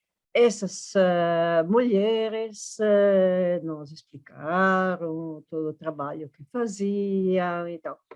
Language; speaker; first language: Portuguese; non-native, fluent; Italian